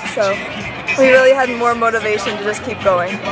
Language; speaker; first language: English; native; English